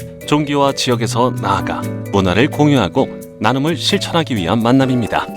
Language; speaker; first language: Korean; native; Korean